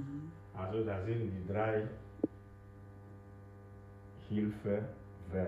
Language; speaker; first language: German; non-native, fluent; French